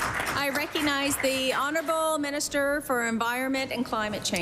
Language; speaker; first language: English; native; English